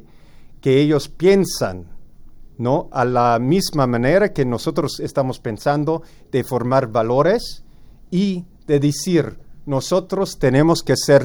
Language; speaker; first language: Spanish; non-native, fluent; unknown